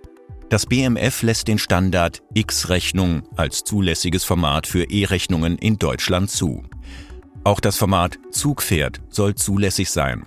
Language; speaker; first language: German; native; German